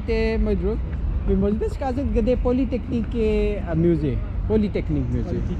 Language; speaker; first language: Russian; non-native, learner; Urdu